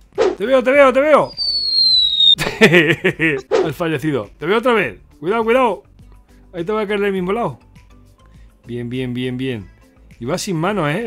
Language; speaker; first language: Spanish; native; Spanish